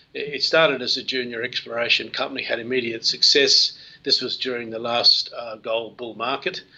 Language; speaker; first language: English; native; English